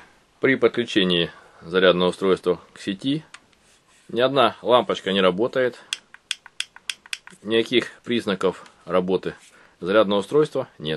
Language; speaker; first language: Russian; native; Russian